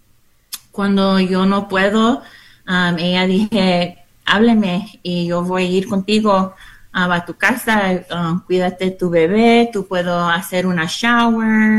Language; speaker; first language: Spanish; non-native, learner; English